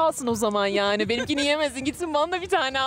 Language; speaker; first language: Turkish; native; Turkish